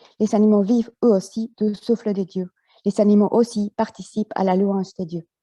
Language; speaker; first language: French; non-native, fluent; Spanish